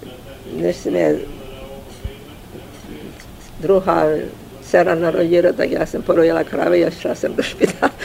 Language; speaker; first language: Czech; early bilingual, heritage; Czech